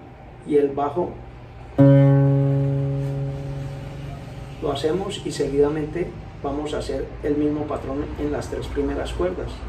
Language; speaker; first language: Spanish; native; Spanish